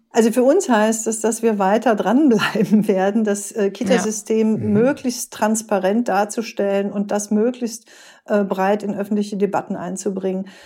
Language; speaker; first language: German; native; German